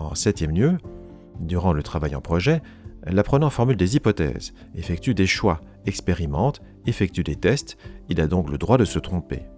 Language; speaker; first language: French; native; French